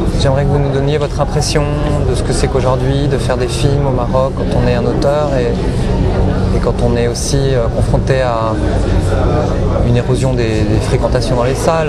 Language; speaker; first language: French; native; French